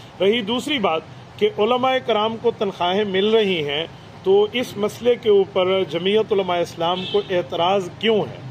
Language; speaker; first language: Urdu; non-native, local second language; Saraiki